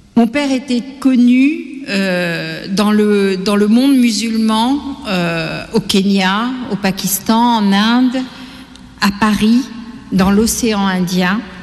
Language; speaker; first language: French; non-native, local second language; Gujarati